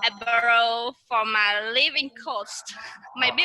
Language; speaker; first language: English; non-native, learner; Vietnamese